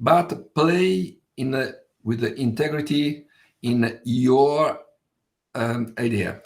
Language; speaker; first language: English; non-native, fluent; Italian